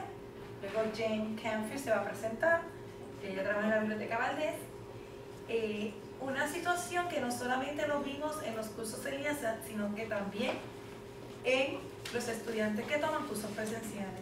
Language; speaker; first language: Spanish; native; Spanish